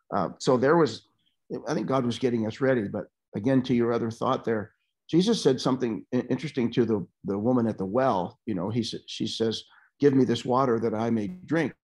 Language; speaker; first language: English; native; English